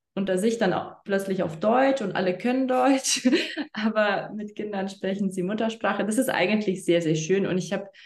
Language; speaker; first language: German; non-native, fluent; Lithuanian